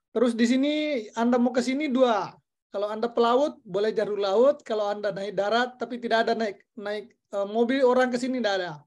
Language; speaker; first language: Indonesian; non-native, local second language; Buginese